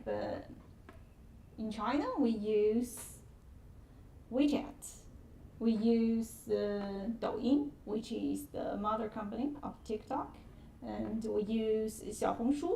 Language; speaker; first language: English; non-native, fluent; Chinese